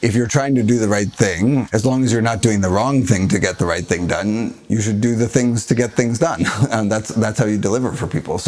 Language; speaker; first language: English; native; English